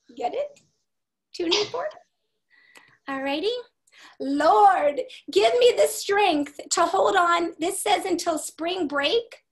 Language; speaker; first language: English; native; English